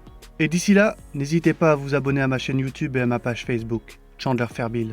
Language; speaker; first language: French; native; French